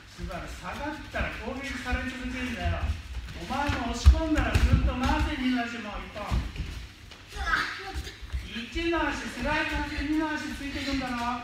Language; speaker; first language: Japanese; native; Japanese